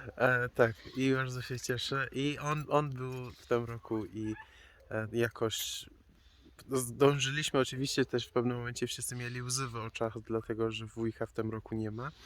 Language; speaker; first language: Polish; non-native, fluent; Persian